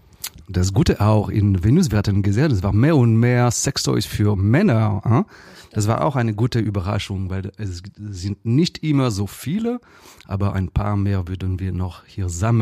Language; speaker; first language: German; non-native, fluent; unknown